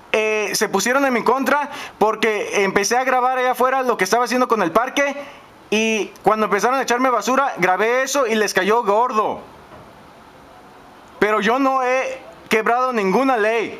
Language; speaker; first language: Spanish; native; Spanish